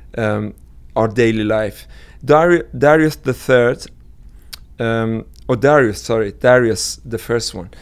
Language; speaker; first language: English; non-native, fluent; Persian